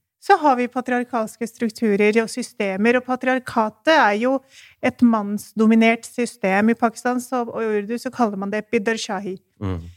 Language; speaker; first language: Norwegian; early bilingual, other home language; Urdu